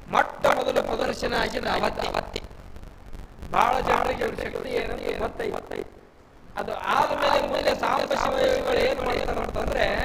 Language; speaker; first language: Kannada; native; Kannada